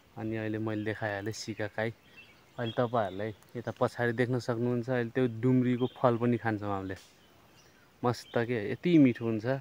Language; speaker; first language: Nepali; non-native, local second language; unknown